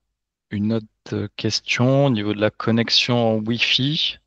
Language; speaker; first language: French; native; French